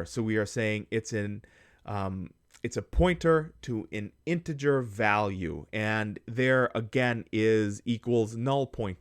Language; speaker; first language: English; native; English